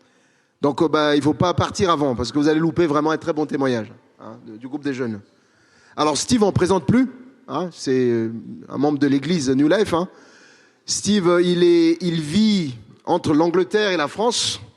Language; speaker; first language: French; native; French